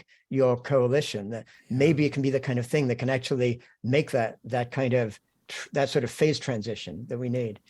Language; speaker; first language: English; native; English